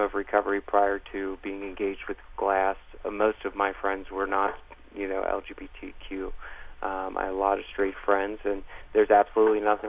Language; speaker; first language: English; native; English